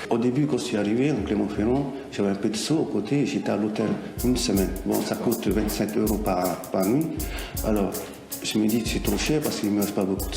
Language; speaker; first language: French; non-native, local second language; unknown